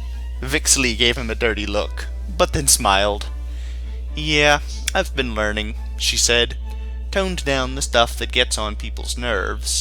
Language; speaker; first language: English; native; English